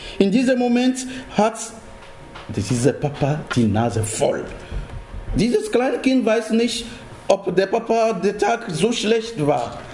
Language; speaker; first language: German; non-native, fluent; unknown